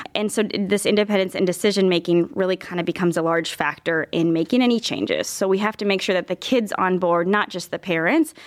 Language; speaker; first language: English; native; English